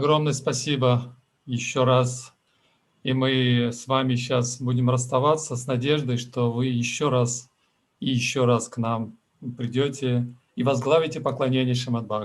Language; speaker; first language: Russian; native; Russian